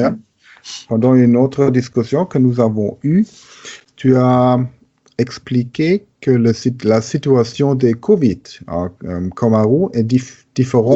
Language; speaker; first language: French; non-native, learner; German